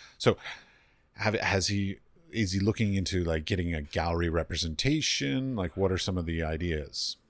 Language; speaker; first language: English; native; English